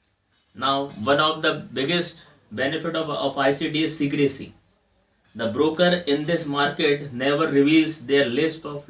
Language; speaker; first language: English; non-native, local second language; Hindi